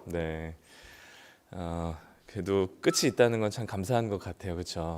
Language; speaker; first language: Korean; native; Korean